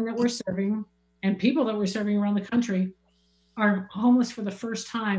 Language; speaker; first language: English; native; English